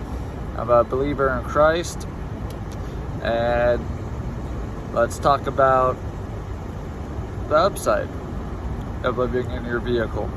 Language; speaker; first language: English; native; English